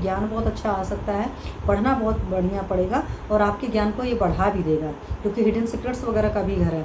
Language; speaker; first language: Hindi; native; Hindi